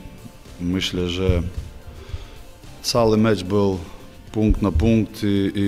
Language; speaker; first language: Polish; non-native, fluent; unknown